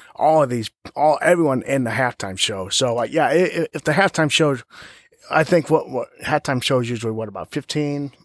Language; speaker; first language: English; native; English